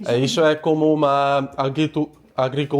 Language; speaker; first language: Portuguese; non-native, learner; English